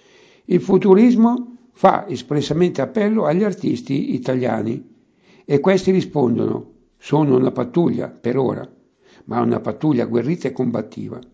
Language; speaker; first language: Italian; native; Italian